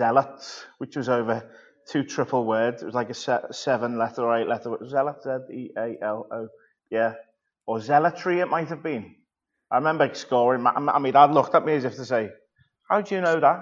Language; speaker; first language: English; native; English